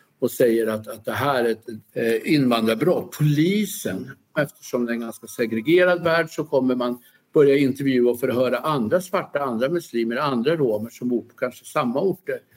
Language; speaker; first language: Swedish; native; Swedish